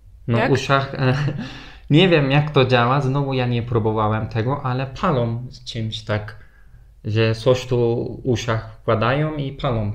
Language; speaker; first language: Polish; non-native, fluent; Turkish